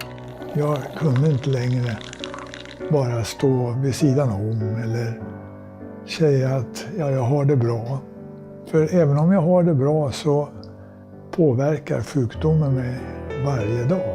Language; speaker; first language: Swedish; native; Swedish